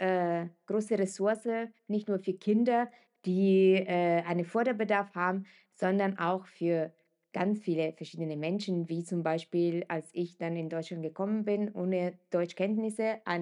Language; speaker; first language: German; non-native, fluent; Italian